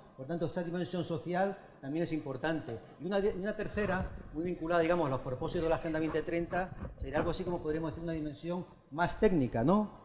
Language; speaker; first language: Spanish; native; Spanish